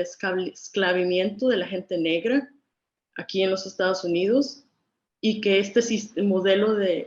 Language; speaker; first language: Spanish; early bilingual, other home language; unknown